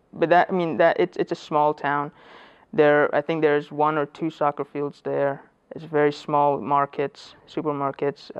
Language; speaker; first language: English; early bilingual, other home language; Persian